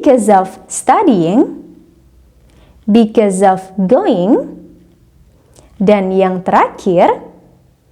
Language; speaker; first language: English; non-native, learner; Indonesian